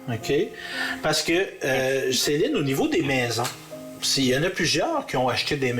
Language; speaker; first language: French; native; French